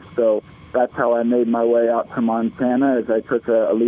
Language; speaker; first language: English; native; English